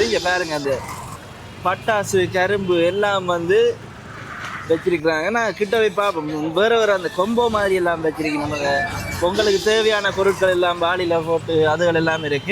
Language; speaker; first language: Tamil; native; Tamil